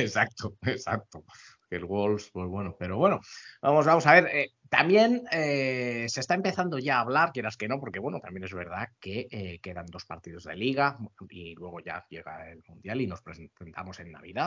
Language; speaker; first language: Spanish; native; Spanish